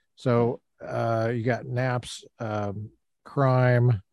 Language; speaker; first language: English; native; English